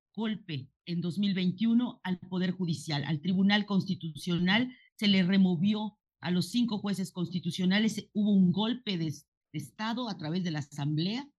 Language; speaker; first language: Spanish; native; Spanish